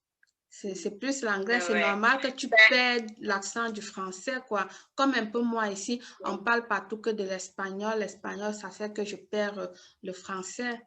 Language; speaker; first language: French; native; French